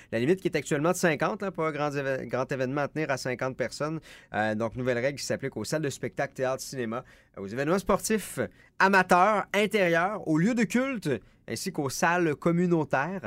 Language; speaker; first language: French; native; French